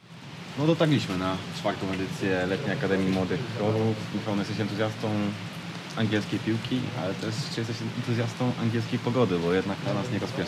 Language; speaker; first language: Polish; native; Polish